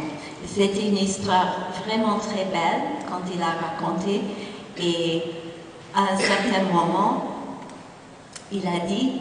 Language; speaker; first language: French; non-native, fluent; English